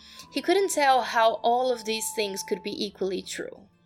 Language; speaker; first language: English; non-native, fluent; Portuguese